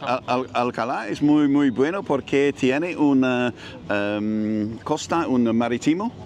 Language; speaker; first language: Spanish; non-native, learner; English